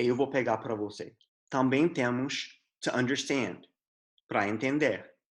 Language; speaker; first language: Portuguese; non-native, fluent; English